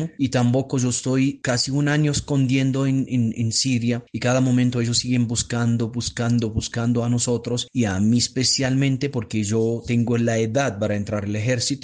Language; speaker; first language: Spanish; non-native, fluent; Arabic